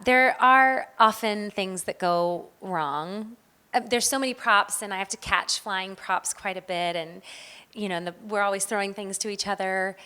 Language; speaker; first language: English; native; English